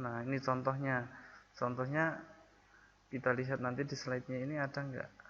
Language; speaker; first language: Indonesian; native; Indonesian